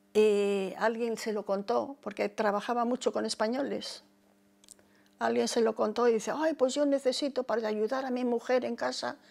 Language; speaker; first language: Spanish; native; Spanish